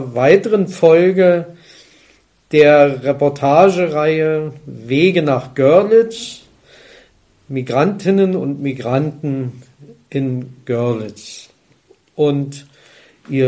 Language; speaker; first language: German; native; German